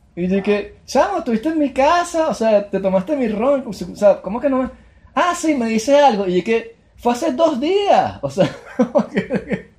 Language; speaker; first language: Spanish; native; Spanish